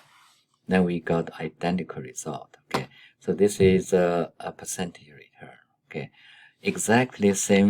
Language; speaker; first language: English; non-native, fluent; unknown